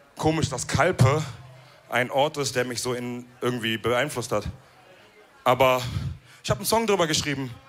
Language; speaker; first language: German; early bilingual, other home language; Wolof